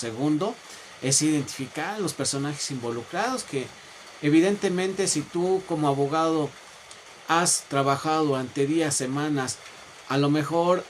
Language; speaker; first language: Spanish; native; Spanish